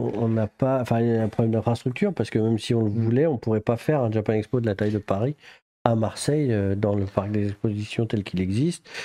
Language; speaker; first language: French; native; French